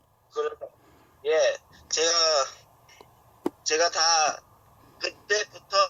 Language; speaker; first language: Korean; early bilingual, heritage; Korean